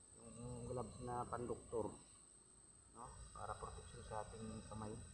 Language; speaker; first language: Filipino; non-native, local second language; Waray